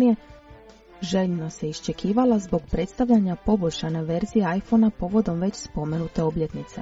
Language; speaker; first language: Croatian; native; Croatian